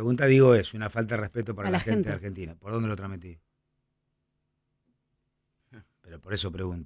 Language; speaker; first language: Spanish; native; Spanish